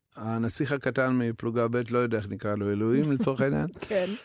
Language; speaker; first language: Hebrew; non-native, fluent; Russian